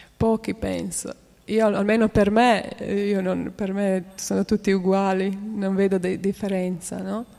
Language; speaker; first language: Italian; non-native, fluent; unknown